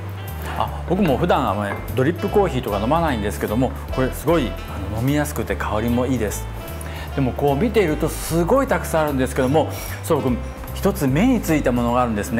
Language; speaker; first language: Japanese; native; Japanese